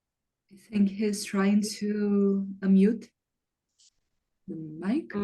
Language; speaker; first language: English; non-native, fluent; Portuguese